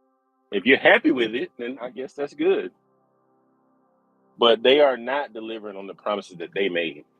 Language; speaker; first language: English; native; English